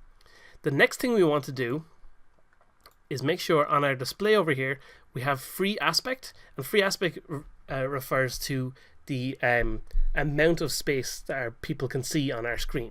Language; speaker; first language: English; native; English